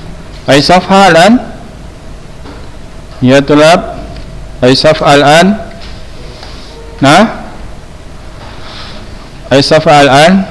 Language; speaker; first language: Arabic; non-native, fluent; Indonesian